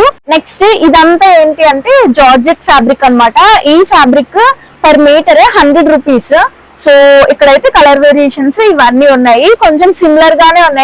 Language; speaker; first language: Telugu; native; Telugu